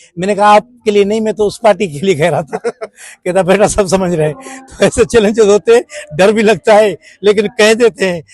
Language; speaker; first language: Urdu; non-native, local second language; Sindhi